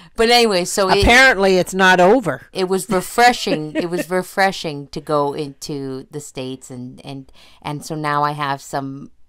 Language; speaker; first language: English; native; English